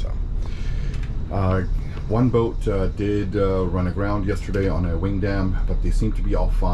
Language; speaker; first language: English; native; English